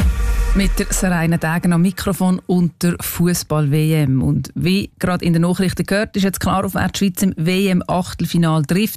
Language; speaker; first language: German; native; German